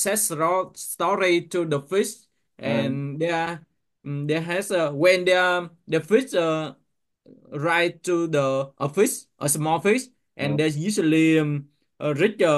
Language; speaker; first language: English; non-native, learner; Vietnamese